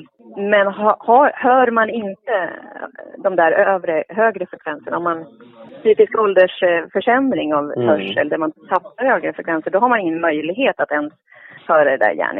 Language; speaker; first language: Swedish; native; Swedish